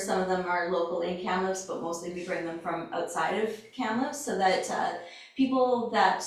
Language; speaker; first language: English; native; English